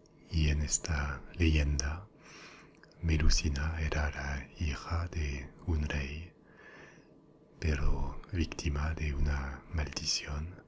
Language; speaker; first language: Spanish; non-native, fluent; French